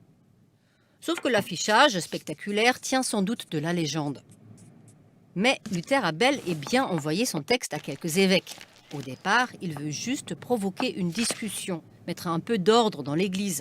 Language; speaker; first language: French; native; French